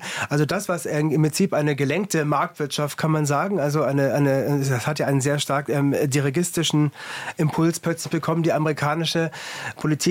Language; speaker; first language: German; native; German